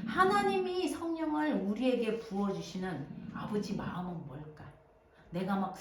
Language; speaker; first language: Korean; native; Korean